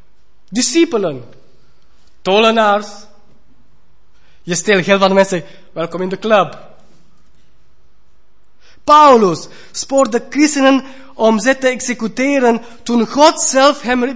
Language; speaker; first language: Dutch; non-native, fluent; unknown